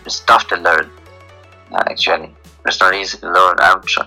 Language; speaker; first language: English; non-native, local second language; Bangla